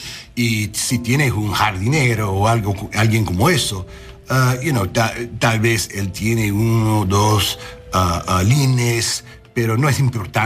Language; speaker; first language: Spanish; non-native, learner; English